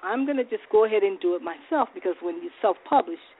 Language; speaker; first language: English; native; English